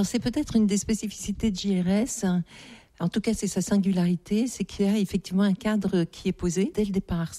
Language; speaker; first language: French; native; French